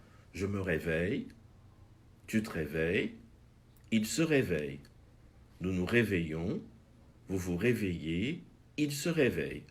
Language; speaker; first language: French; non-native, fluent; Portuguese